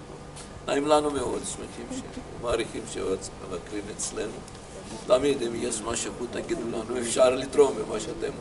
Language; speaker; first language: Hebrew; non-native, fluent; Greek